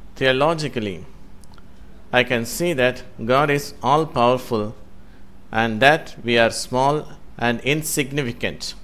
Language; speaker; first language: English; non-native, local second language; Tamil